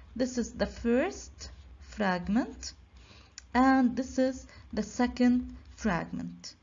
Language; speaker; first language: English; non-native, local second language; Arabic